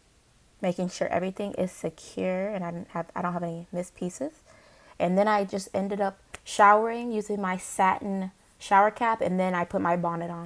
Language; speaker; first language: English; native; English